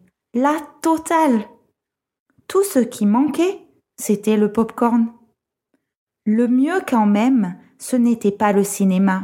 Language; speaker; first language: French; non-native, fluent; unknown